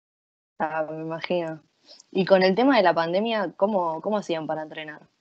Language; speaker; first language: Spanish; native; Spanish